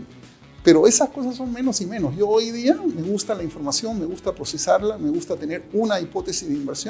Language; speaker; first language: Spanish; native; Spanish